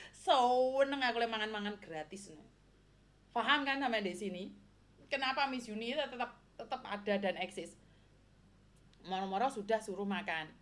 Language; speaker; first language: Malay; non-native, local second language; Javanese